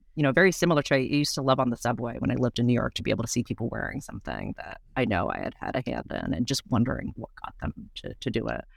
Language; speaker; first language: English; native; English